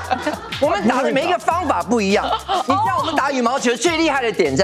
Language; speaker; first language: Chinese; native; Chinese